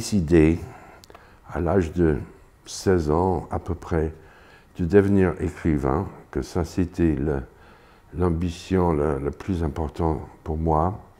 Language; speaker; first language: French; non-native, fluent; English